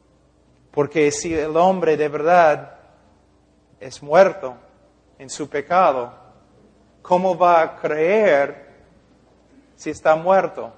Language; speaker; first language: Spanish; non-native, fluent; English